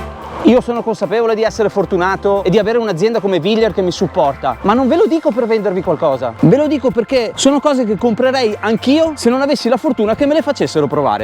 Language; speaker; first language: Italian; native; Italian